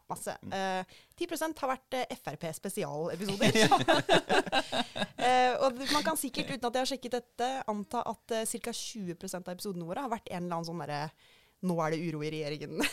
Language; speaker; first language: Norwegian; native; Norwegian